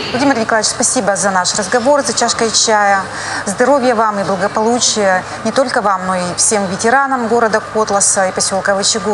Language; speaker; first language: Russian; native; Russian